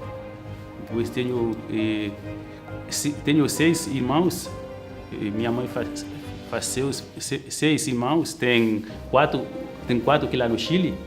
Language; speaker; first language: Portuguese; non-native, learner; Haitian Creole